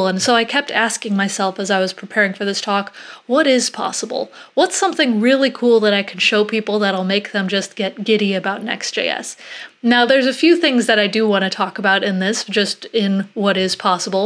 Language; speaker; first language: English; native; English